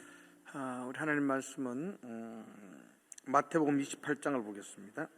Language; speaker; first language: Korean; native; Korean